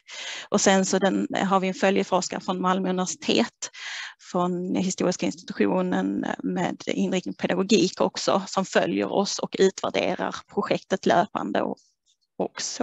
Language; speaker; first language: Swedish; native; Swedish